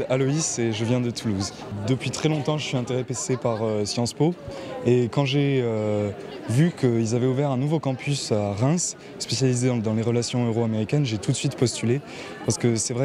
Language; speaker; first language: French; native; French